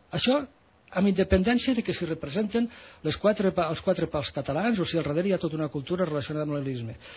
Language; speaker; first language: Catalan; native; Catalan